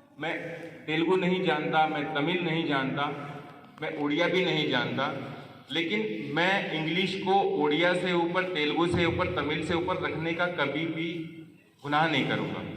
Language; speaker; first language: Hindi; native; Hindi